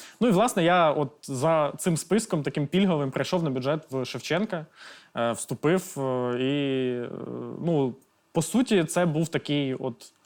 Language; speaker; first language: Ukrainian; non-native, local second language; Russian